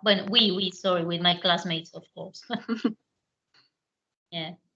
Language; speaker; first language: English; non-native, learner; Spanish